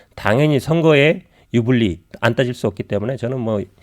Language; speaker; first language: Korean; native; Korean